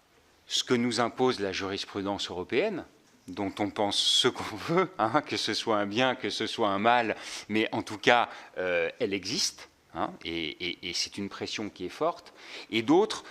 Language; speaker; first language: French; native; French